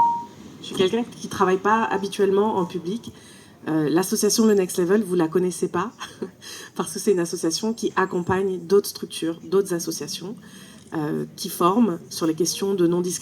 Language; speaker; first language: French; native; French